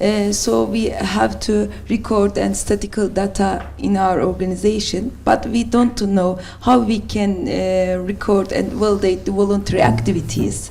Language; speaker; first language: English; non-native, learner; Turkish